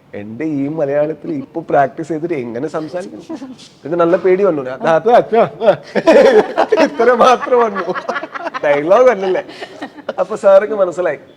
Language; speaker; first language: Malayalam; non-native, learner; Kannada